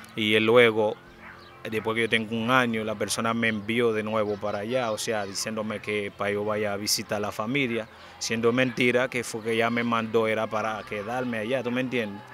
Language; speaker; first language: Spanish; non-native, fluent; Haitian Creole